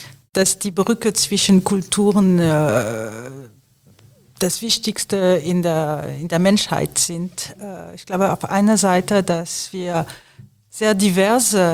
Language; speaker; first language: German; non-native, fluent; French